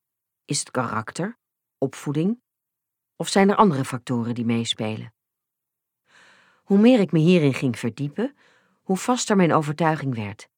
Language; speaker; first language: Dutch; native; Dutch